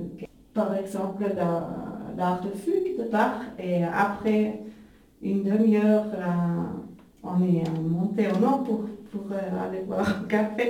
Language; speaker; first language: French; non-native, learner; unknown